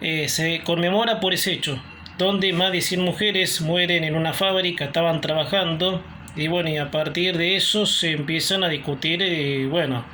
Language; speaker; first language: Spanish; native; Spanish